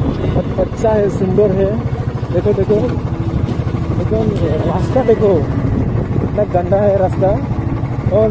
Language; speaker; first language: Hindi; non-native, local second language; Bodo